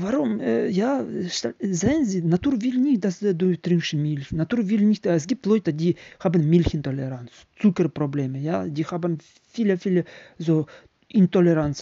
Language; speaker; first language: German; non-native, learner; Ukrainian